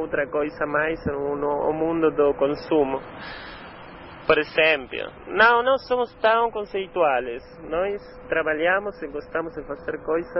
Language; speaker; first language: Portuguese; non-native, learner; Spanish